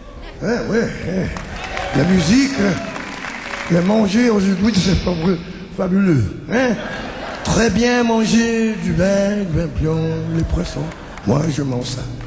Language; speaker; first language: French; non-native, learner; English